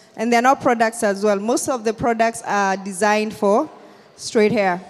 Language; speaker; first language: English; non-native, local second language; Kikuyu